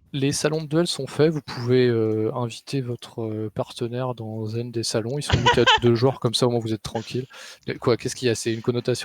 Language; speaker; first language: French; native; French